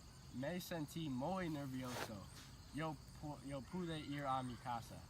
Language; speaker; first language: Spanish; non-native, learner; English